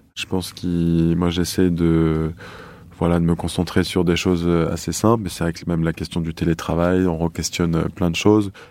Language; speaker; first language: French; native; French